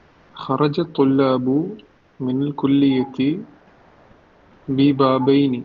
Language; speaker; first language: Arabic; non-native, learner; Tamil